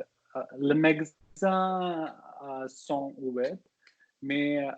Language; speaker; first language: French; non-native, learner; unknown